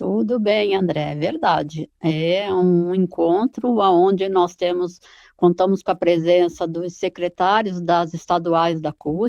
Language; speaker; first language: Portuguese; native; Portuguese